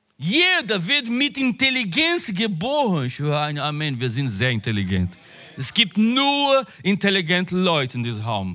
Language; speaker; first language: German; non-native, learner; Portuguese